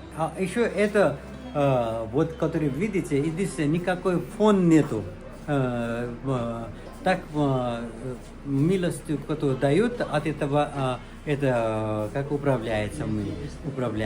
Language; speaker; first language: Russian; non-native, fluent; Nepali